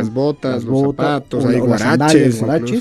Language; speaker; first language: Spanish; native; Spanish